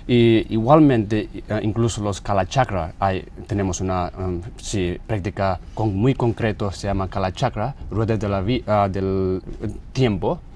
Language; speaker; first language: Spanish; non-native, learner; Tibetan